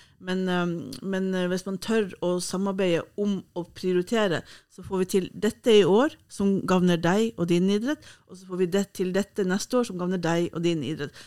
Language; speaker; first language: Norwegian; native; Norwegian